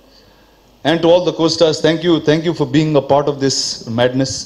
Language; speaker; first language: Tamil; non-native, local second language; Telugu